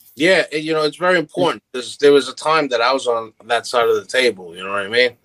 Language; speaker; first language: English; early bilingual, other home language; Italian